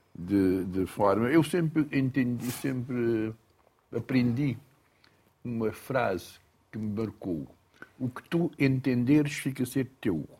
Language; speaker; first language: Portuguese; non-native, local second language; Kabuverdianu